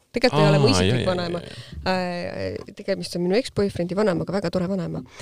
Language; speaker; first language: Estonian; native; Estonian